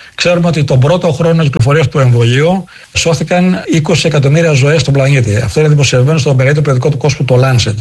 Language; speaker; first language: Greek; native; Greek